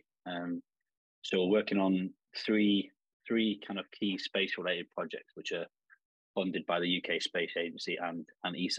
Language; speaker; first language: English; native; English